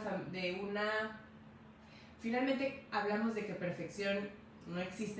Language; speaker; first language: Spanish; native; Spanish